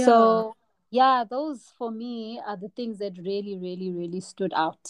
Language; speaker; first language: English; non-native, local second language; Xhosa